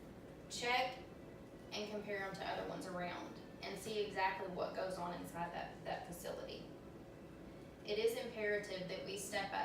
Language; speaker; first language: English; native; English